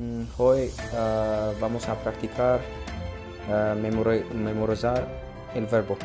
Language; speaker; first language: Spanish; non-native, learner; English